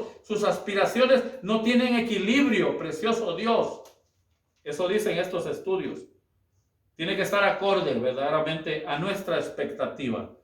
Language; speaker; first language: Spanish; native; Spanish